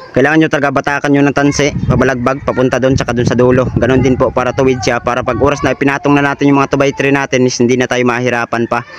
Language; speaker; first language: Filipino; non-native, local second language; Cebuano